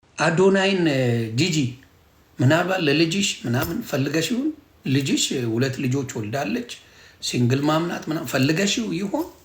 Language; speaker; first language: Amharic; native; Amharic